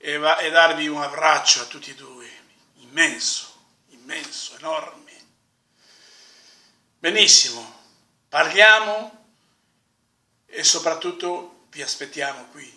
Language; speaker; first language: Italian; non-native, fluent; Spanish